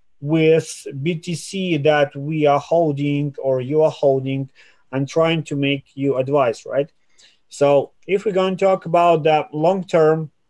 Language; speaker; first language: English; non-native, fluent; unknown